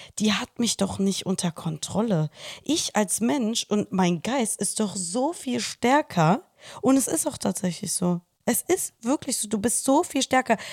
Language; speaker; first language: German; early bilingual, other home language; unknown